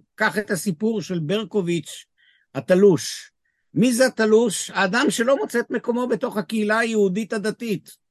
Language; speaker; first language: Hebrew; native; Hebrew